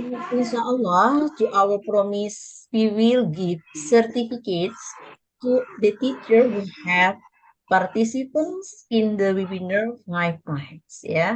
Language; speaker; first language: English; non-native, learner; Indonesian